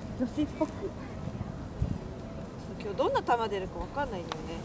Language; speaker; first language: Japanese; native; Japanese